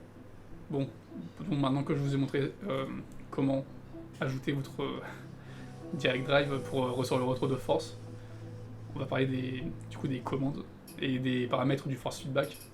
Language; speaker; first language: French; native; French